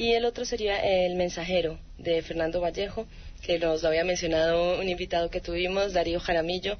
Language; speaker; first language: Spanish; native; Spanish